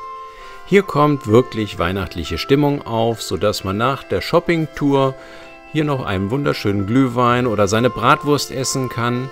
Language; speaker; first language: German; native; German